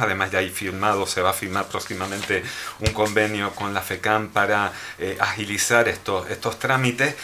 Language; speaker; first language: Spanish; native; Spanish